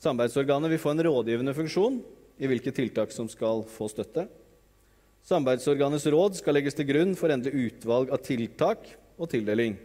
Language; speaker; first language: Norwegian; native; Norwegian